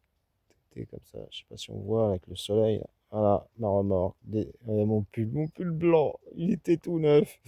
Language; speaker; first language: French; native; French